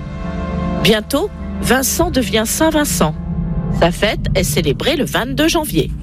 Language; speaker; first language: French; native; French